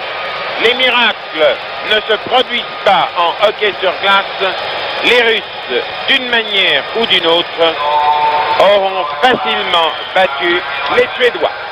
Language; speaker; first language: French; native; French